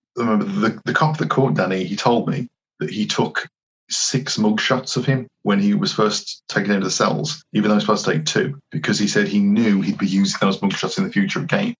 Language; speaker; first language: English; native; English